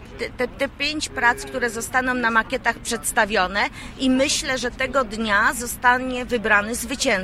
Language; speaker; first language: Polish; native; Polish